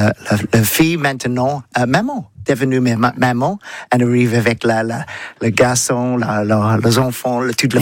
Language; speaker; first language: French; non-native, learner; English